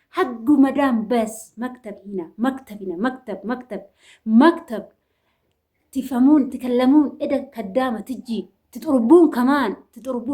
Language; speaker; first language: Arabic; non-native, learner; Oromo